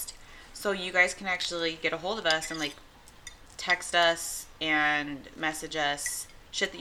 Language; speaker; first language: English; native; English